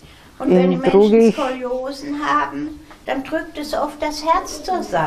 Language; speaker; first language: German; native; German